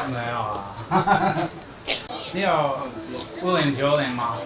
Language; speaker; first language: Chinese; non-native, learner; English